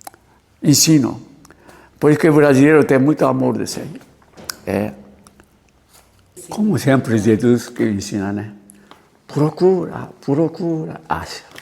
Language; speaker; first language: Portuguese; non-native, learner; Japanese